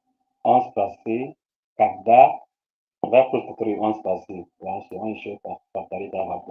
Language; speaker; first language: Russian; non-native, learner; English